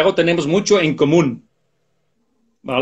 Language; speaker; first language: Spanish; non-native, fluent; Dutch